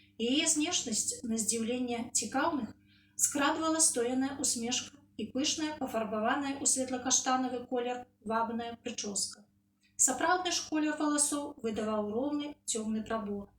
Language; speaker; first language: Belarusian; native; Belarusian